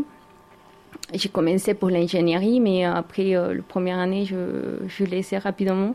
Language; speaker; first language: French; non-native, fluent; Spanish